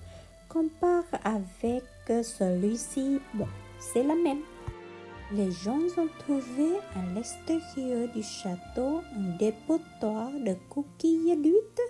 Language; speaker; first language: French; non-native, learner; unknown